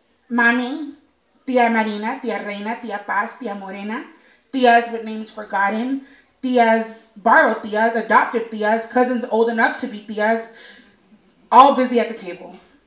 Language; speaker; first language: English; early bilingual, other home language; Spanish